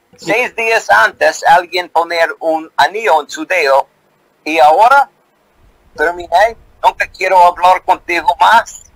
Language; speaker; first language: Spanish; non-native, learner; English